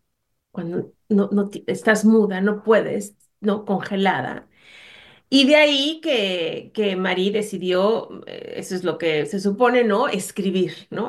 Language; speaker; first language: Spanish; native; Spanish